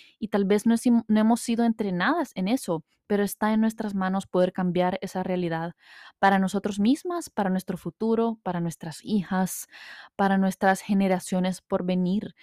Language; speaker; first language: Spanish; early bilingual, heritage; Spanish